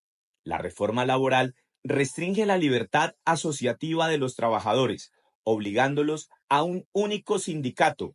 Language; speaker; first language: Spanish; native; Spanish